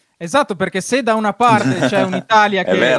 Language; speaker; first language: Italian; native; Italian